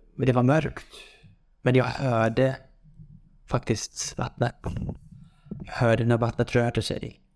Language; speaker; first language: Swedish; non-native, fluent; Kurdish